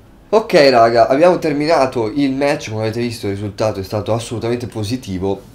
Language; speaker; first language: Italian; native; Italian